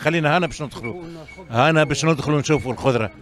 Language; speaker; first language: Arabic; native; Arabic